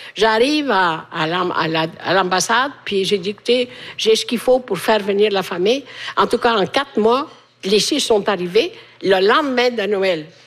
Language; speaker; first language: French; non-native, fluent; Italian